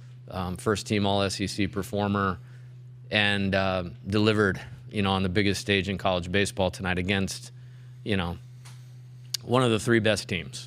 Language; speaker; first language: English; native; English